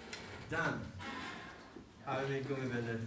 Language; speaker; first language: German; non-native, fluent; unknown